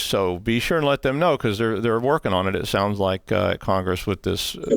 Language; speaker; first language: English; native; English